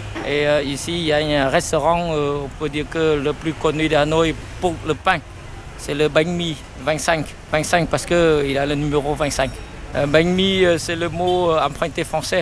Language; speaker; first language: French; non-native, fluent; Vietnamese